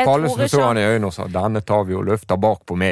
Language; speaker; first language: Norwegian; native; Norwegian